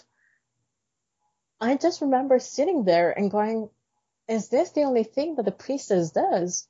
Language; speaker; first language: English; native; English